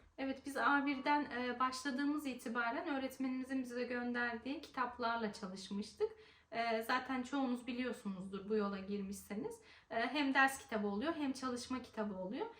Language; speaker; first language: Turkish; native; Turkish